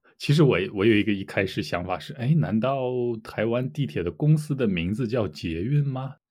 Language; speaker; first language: Chinese; native; Chinese